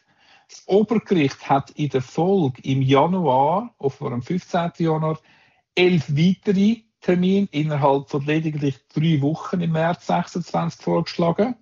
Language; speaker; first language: German; native; German